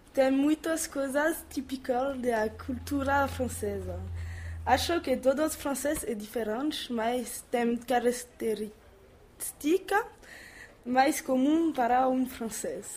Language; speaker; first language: Portuguese; non-native, learner; French